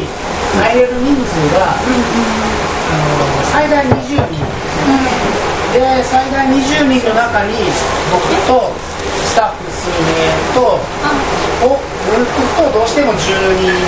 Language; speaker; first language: Japanese; native; Japanese